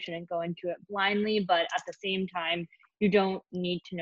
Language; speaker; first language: English; native; English